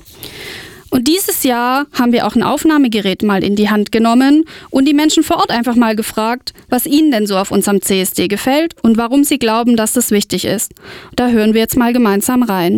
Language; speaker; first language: German; native; German